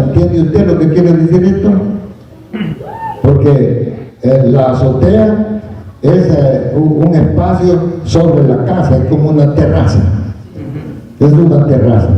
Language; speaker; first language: Spanish; native; Spanish